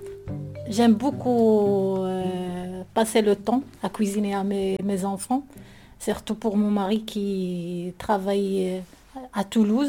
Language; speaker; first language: French; non-native, learner; Arabic